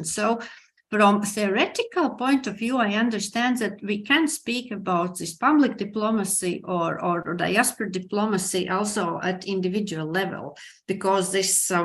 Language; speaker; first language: English; non-native, fluent; Latvian